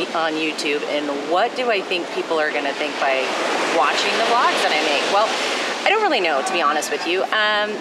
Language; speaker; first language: English; native; English